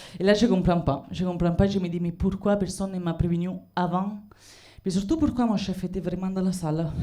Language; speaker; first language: French; non-native, fluent; Italian